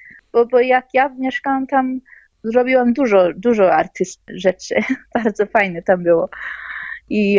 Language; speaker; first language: Polish; early bilingual, heritage; Polish